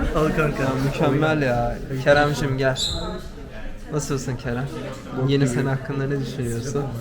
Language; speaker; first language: Turkish; native; Turkish